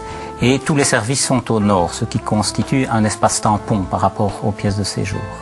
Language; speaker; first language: French; native; French